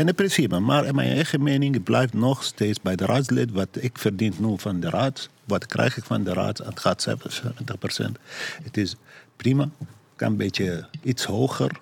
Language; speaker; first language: Dutch; non-native, learner; Arabic